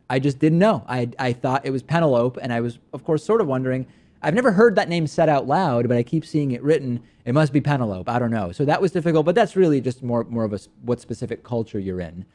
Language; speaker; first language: English; early bilingual, other home language; Spanish